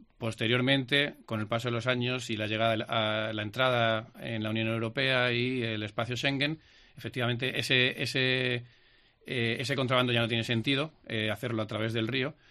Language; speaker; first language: Spanish; native; Spanish